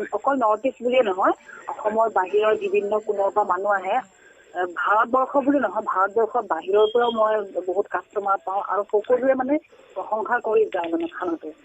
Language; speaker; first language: Assamese; non-native, local second language; Mising